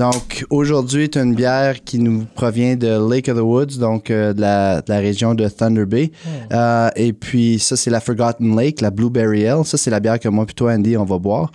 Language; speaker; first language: French; native; French